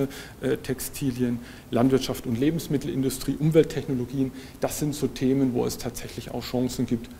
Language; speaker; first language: German; native; German